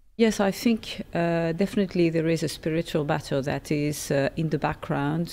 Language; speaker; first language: English; non-native, fluent; French